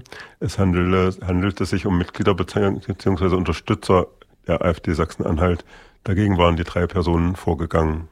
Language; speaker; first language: German; native; German